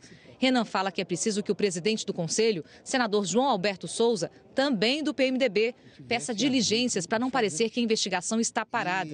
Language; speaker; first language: Portuguese; native; Portuguese